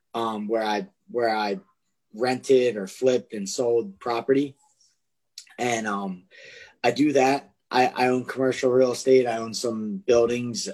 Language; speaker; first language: English; native; English